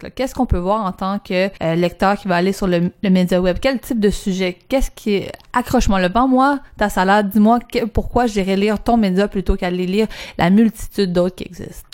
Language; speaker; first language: French; native; French